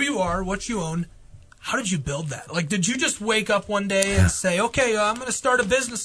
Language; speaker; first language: English; native; English